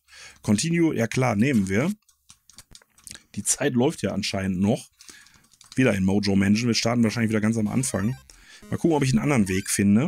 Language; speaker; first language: German; native; German